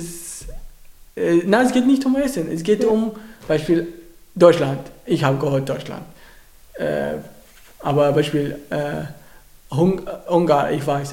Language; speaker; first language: German; non-native, learner; Arabic